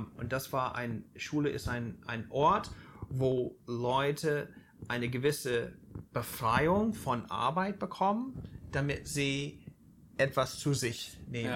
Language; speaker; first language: German; non-native, fluent; English